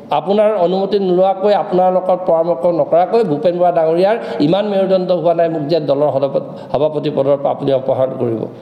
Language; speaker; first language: Assamese; non-native, local second language; Mising